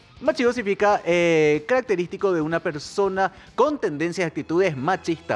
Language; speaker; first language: Spanish; native; Spanish